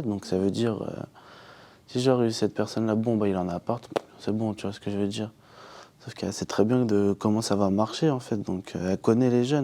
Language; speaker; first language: French; native; French